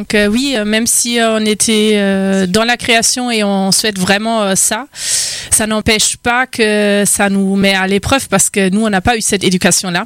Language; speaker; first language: French; non-native, fluent; German